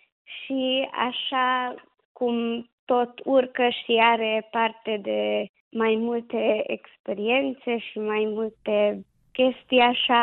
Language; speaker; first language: Romanian; non-native, local second language; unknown